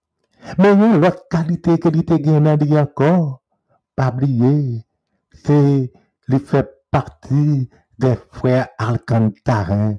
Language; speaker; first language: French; non-native, local second language; Haitian Creole